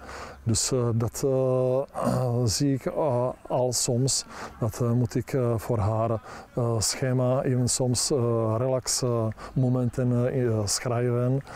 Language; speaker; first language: Dutch; non-native, learner; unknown